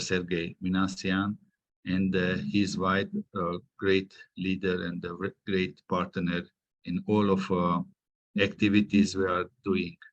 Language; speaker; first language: English; non-native, fluent; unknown